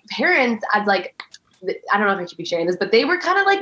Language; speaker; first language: English; early bilingual, other home language; Persian